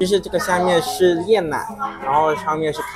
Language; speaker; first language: Chinese; early bilingual, heritage; Vietnamese